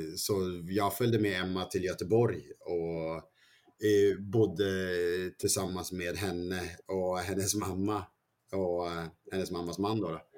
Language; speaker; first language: Swedish; early bilingual, other home language; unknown